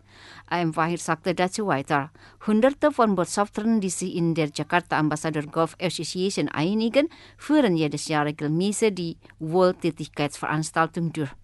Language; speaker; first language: German; non-native, fluent; Indonesian